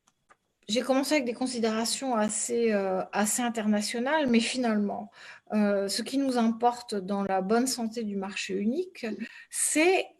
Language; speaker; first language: French; native; French